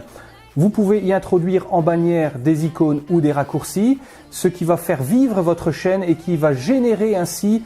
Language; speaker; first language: French; native; French